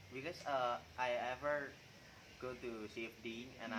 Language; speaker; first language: English; non-native, learner; Indonesian